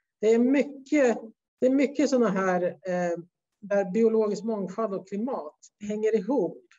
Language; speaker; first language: Swedish; native; Swedish